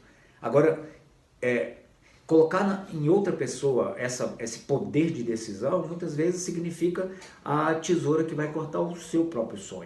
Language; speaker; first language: Portuguese; native; Portuguese